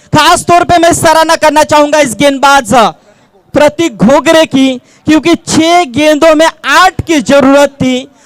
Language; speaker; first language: Hindi; non-native, local second language; Marathi